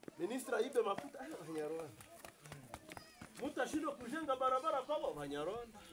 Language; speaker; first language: Swahili; non-native, local second language; Kinyarwanda